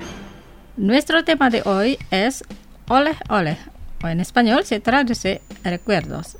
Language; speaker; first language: Spanish; non-native, fluent; Indonesian